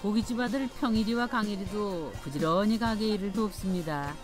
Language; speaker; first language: Korean; native; Korean